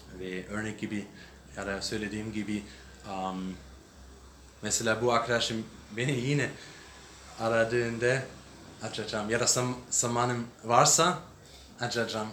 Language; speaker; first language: Turkish; non-native, learner; English